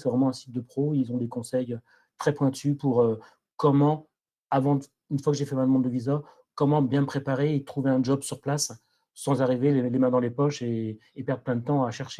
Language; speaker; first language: French; native; French